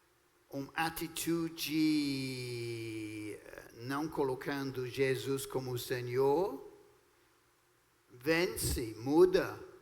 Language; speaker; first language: Portuguese; non-native, fluent; English